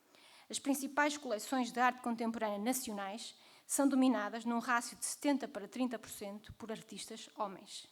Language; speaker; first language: Portuguese; native; Portuguese